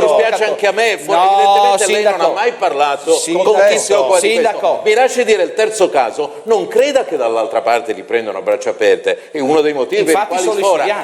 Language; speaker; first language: Italian; native; Italian